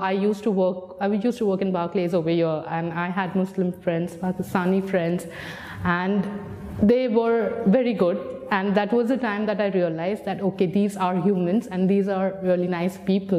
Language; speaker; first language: English; non-native, local second language; Hindi